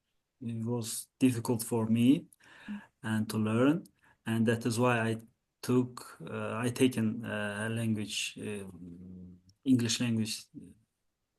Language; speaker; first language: English; non-native, learner; Azerbaijani